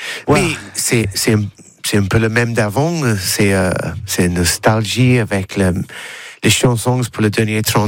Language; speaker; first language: French; non-native, learner; English